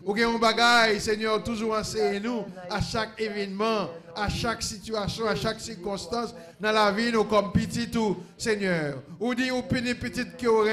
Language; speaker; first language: French; non-native, local second language; Haitian Creole